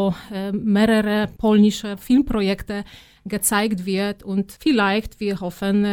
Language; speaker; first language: German; non-native, fluent; Polish